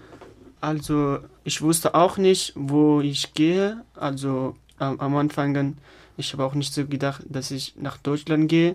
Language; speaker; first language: German; non-native, fluent; Pashto